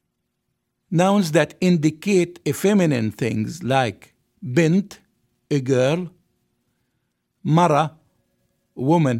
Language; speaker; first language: English; non-native, fluent; Arabic